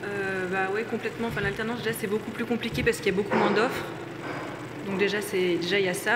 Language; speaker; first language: French; native; French